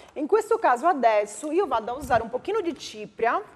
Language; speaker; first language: Italian; non-native, fluent; Portuguese